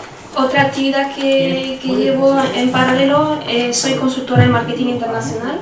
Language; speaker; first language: Spanish; non-native, fluent; French